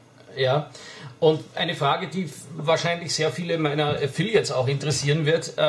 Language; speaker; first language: German; native; German